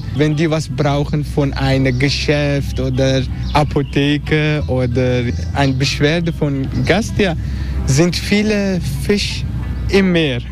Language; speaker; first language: German; non-native, learner; Turkish